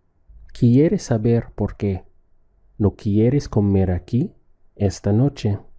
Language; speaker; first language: Spanish; non-native, fluent; English